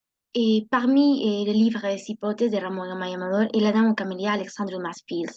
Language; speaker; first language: French; non-native, learner; Spanish